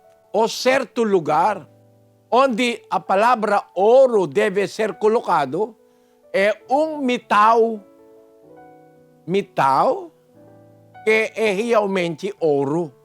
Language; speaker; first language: Portuguese; non-native, fluent; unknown